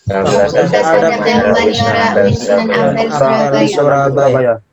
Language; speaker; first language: Malay; native; Malay